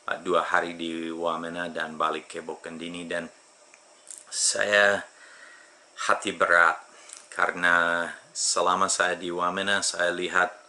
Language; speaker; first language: Indonesian; non-native, fluent; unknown